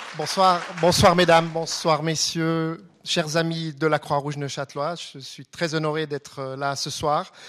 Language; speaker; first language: French; non-native, local second language; German